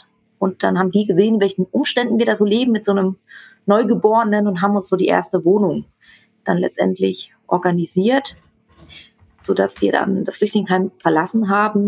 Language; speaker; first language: German; early bilingual, other home language; Tamil